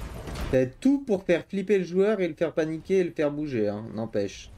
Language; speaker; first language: French; native; French